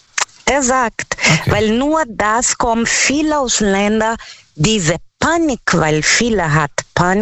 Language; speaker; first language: German; non-native, learner; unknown